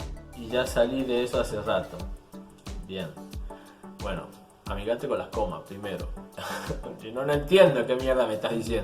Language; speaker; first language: Spanish; native; Spanish